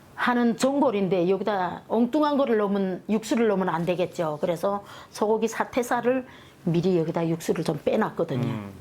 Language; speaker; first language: Korean; native; Korean